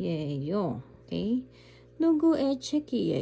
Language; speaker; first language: Korean; non-native, fluent; Filipino